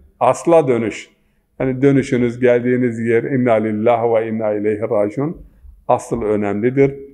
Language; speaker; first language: Turkish; non-native, local second language; Zaza